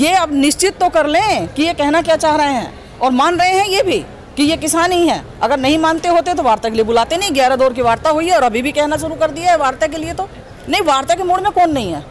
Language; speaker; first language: Hindi; native; Hindi